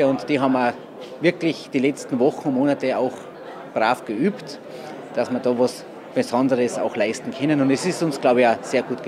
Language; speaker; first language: German; native; German